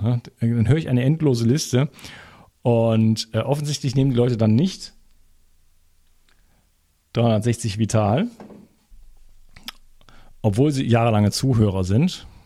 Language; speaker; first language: German; native; German